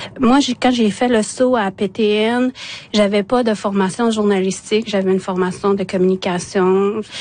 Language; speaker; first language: French; non-native, local second language; Innu-aimun